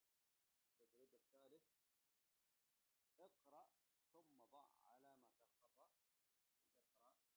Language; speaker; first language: Arabic; non-native, fluent; Khmer